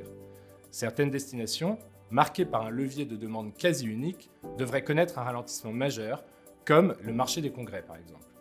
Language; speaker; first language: French; native; French